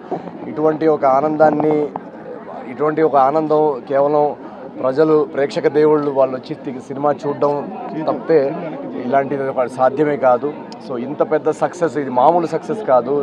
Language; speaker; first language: Telugu; native; Telugu